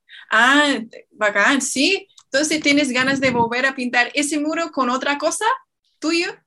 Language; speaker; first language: Spanish; non-native, fluent; English